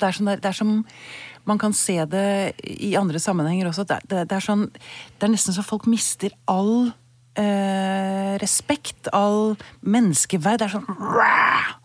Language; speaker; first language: Norwegian; native; Norwegian